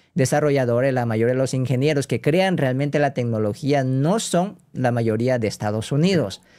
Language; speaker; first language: Spanish; non-native, fluent; Korean